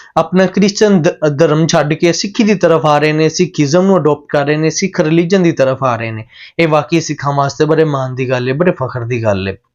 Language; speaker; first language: Punjabi; non-native, local second language; Bhojpuri